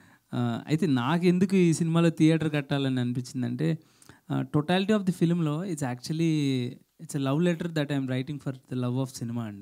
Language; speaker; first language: Telugu; native; Telugu